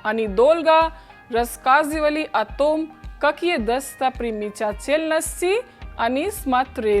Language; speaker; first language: Russian; non-native, fluent; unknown